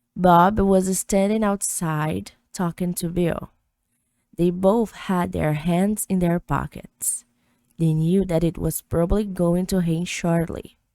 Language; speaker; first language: English; non-native, fluent; Portuguese